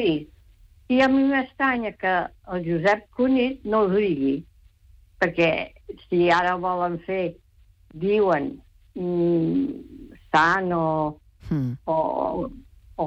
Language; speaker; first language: Catalan; native; Catalan